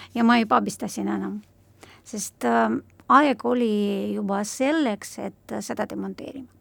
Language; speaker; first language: Estonian; non-native, local second language; Russian